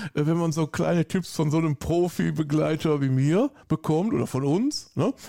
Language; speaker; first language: German; native; German